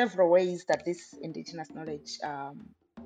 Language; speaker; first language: English; non-native, local second language; Nyanja